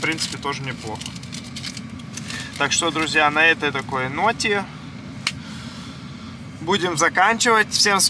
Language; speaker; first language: Russian; native; Russian